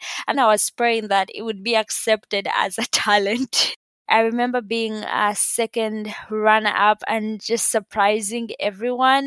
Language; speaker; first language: English; non-native, local second language; Ganda